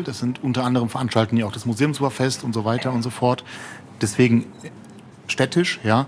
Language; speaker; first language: German; native; German